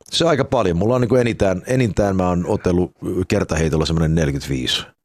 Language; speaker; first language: Finnish; early bilingual, heritage; Finnish